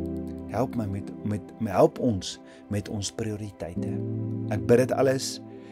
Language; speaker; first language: Afrikaans; native; Afrikaans